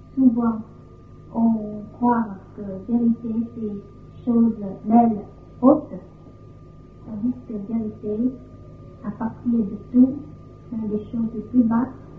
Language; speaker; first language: French; non-native, fluent; Vietnamese